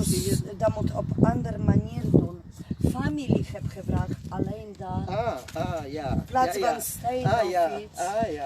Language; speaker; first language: Dutch; non-native, learner; Polish